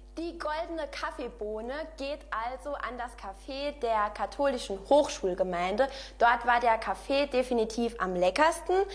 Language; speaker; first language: German; native; German